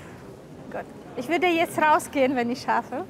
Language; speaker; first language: German; non-native, fluent; Romanian